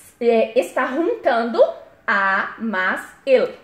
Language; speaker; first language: Spanish; non-native, fluent; Portuguese